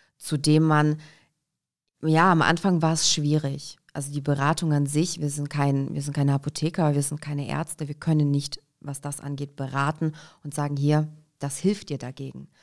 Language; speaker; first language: German; early bilingual, other home language; Russian